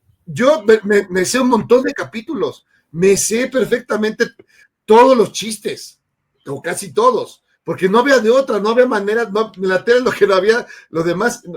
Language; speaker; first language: Spanish; native; Spanish